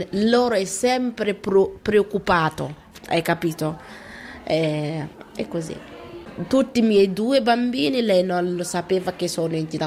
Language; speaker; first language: Italian; non-native, learner; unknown